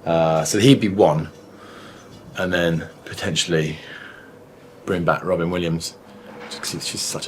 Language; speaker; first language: English; native; English